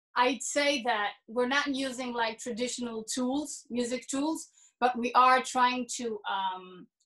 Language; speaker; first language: English; early bilingual, heritage; Hebrew